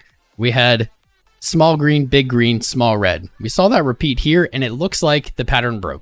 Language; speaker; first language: English; native; English